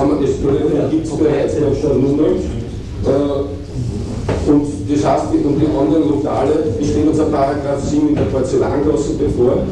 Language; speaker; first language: German; native; German